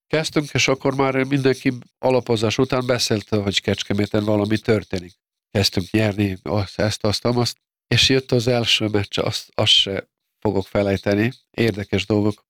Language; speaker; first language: Hungarian; non-native, fluent; Serbian